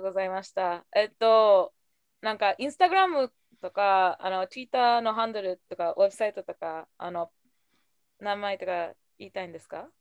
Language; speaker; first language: Japanese; non-native, fluent; English